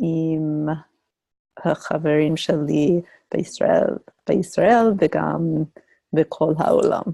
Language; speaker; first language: Hebrew; non-native, learner; English